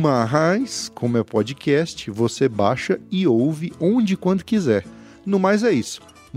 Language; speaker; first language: Portuguese; native; Portuguese